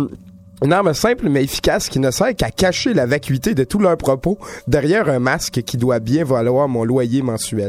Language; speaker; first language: French; native; French